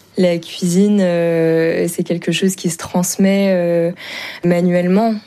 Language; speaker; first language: French; native; French